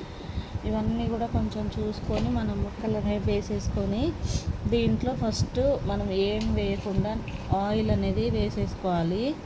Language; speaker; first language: Telugu; native; Telugu